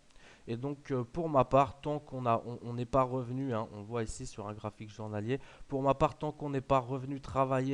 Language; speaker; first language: French; native; French